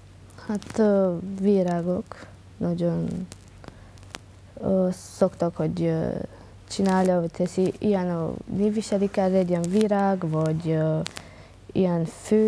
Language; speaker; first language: Hungarian; non-native, local second language; Romanian